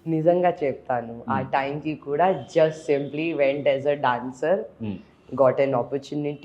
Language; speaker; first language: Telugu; non-native, local second language; Hindi